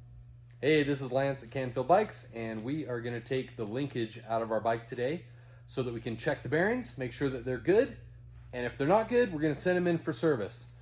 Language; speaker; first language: English; native; English